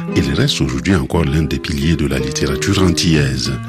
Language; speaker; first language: French; native; French